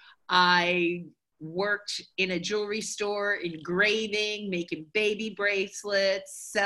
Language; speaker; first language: English; native; English